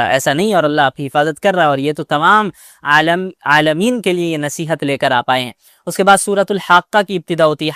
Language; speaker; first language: Urdu; native; Urdu